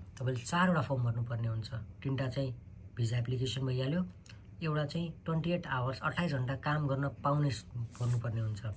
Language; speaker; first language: Nepali; native; Nepali